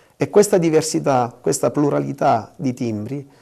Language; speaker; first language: Italian; native; Italian